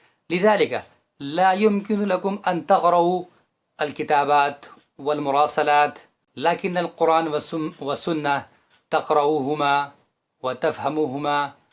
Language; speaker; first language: Arabic; non-native, fluent; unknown